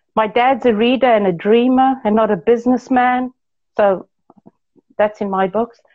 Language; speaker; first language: English; non-native, local second language; Portuguese